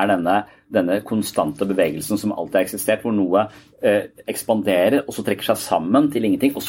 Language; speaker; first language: Norwegian; native; Norwegian